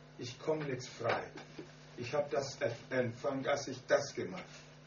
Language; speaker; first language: German; non-native, learner; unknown